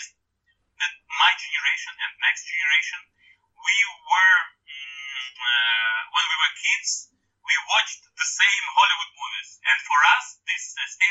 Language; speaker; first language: English; non-native, fluent; Russian